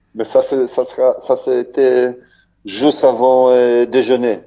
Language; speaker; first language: French; non-native, learner; Polish